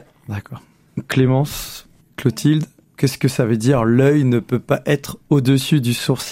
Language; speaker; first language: French; native; French